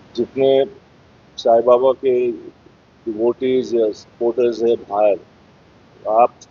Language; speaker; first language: Hindi; non-native, local second language; Marathi